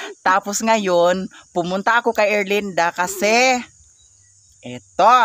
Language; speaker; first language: Filipino; non-native, local second language; Cebuano